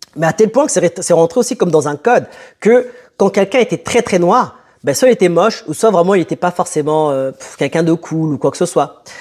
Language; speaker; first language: French; early bilingual, other home language; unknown